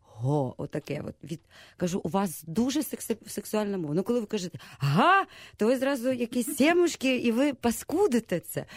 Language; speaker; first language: Ukrainian; native; Ukrainian